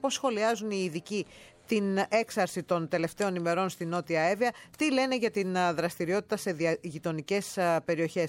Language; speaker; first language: Greek; native; Greek